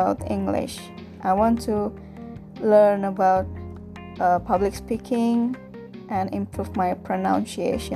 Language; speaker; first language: English; non-native, fluent; Indonesian